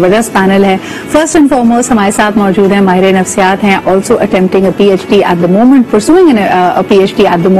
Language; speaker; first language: Urdu; native; Urdu